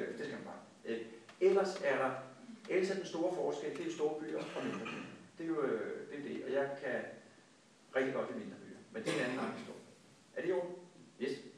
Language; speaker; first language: Danish; native; Danish